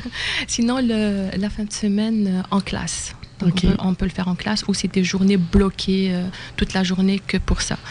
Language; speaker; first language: French; non-native, local second language; Arabic